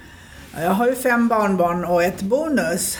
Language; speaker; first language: Swedish; native; Swedish